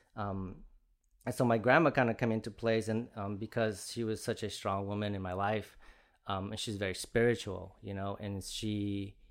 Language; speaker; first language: English; early bilingual, other home language; Spanish